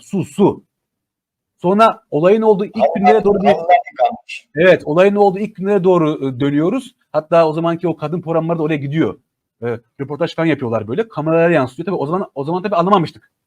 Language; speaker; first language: Turkish; native; Turkish